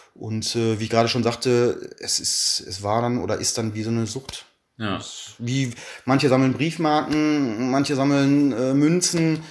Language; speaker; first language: German; native; German